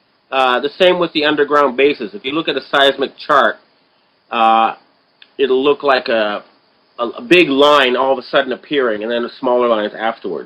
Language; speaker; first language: English; native; English